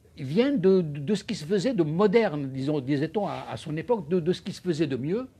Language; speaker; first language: French; non-native, local second language; Arabic